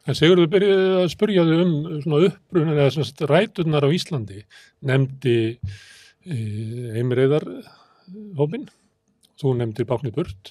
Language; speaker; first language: Icelandic; native; Icelandic